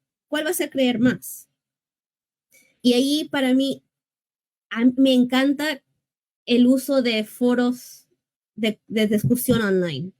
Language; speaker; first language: Spanish; early bilingual, heritage; English